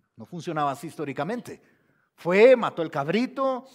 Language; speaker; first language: Spanish; native; Spanish